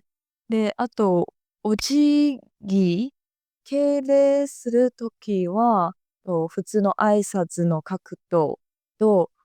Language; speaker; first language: Japanese; non-native, fluent; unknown